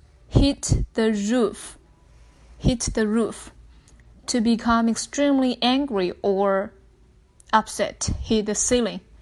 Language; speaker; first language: English; non-native, fluent; Chinese